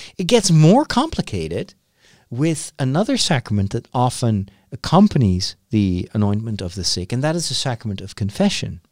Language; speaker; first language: English; non-native, fluent; Dutch